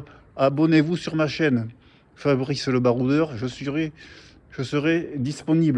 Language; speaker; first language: French; native; French